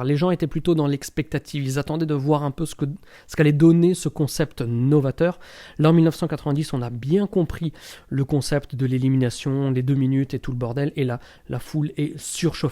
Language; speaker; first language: French; native; French